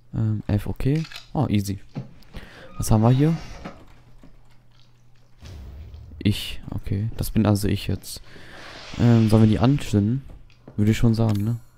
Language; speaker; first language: German; native; German